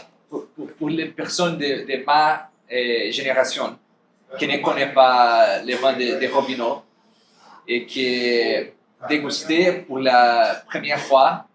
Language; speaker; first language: French; non-native, learner; Portuguese